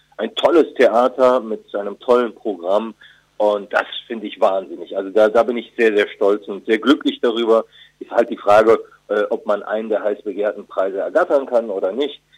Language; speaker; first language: German; early bilingual, other home language; Turkish